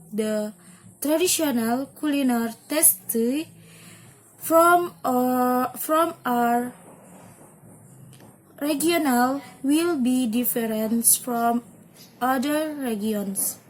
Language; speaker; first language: English; non-native, learner; Indonesian